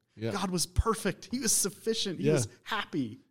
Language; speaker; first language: English; native; English